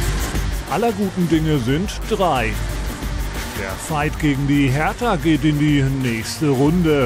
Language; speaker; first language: German; native; German